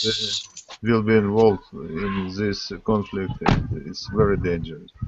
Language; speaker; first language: English; non-native, learner; Russian